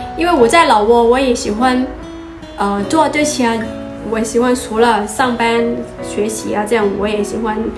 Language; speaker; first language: Chinese; non-native, fluent; Lao